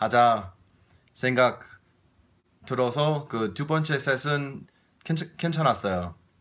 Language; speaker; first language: Korean; non-native, fluent; English